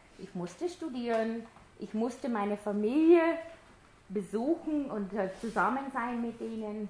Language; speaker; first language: German; non-native, fluent; English